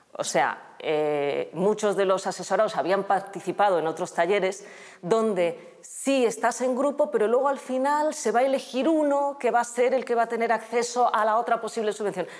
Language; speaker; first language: Spanish; native; Spanish